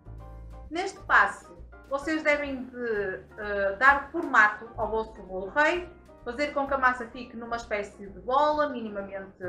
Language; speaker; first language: Portuguese; native; Portuguese